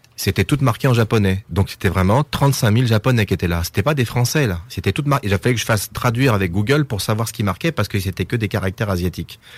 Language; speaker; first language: French; native; French